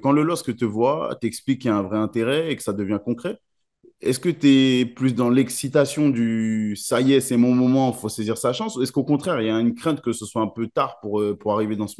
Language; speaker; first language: French; native; French